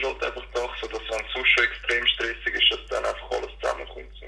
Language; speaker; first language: German; native; German